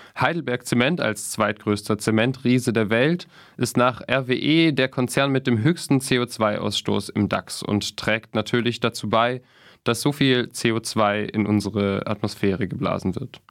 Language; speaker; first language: German; native; German